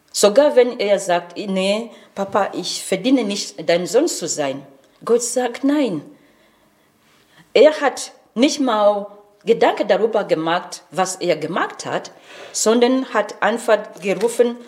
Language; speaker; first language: German; non-native, fluent; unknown